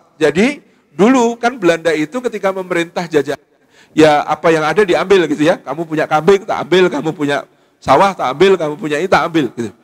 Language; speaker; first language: Indonesian; native; Indonesian